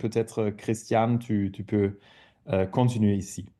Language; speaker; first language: French; non-native, fluent; German